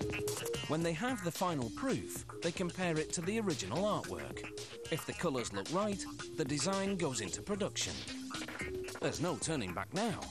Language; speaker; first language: English; native; English